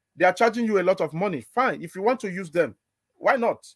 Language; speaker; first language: English; non-native, local second language; Igbo